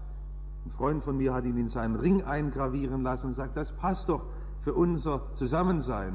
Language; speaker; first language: German; native; German